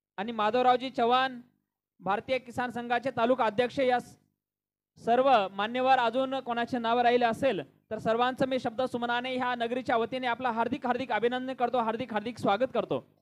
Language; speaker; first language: Marathi; non-native, local second language; Lambadi